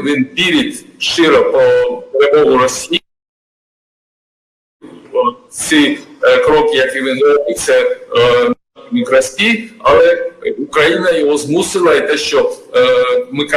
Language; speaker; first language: Ukrainian; non-native, learner; Georgian